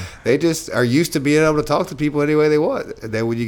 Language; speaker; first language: English; native; English